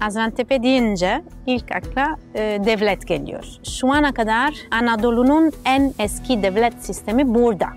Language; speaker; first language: Turkish; non-native, fluent; Italian